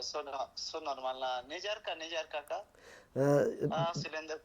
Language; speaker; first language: Russian; non-native, learner; Hindi